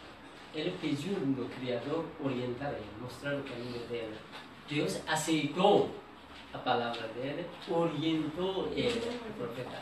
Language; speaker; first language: Portuguese; non-native, learner; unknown